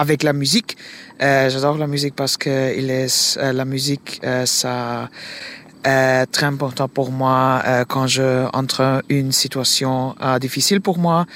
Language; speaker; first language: French; non-native, learner; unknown